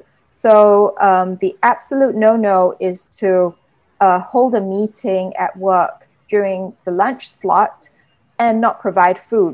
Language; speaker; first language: English; native; English